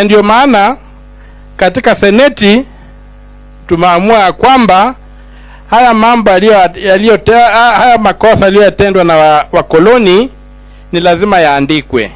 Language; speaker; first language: Swahili; non-native, local second language; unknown